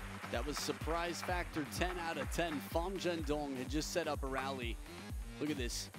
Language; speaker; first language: English; native; English